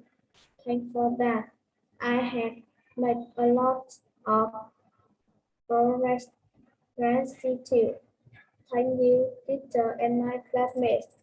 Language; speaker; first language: English; non-native, learner; Vietnamese